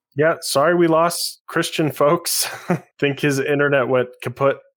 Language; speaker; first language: English; native; English